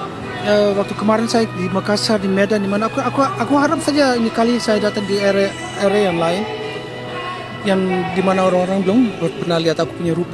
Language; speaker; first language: Indonesian; early bilingual, heritage; Dutch